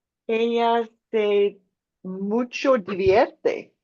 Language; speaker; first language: Spanish; non-native, learner; English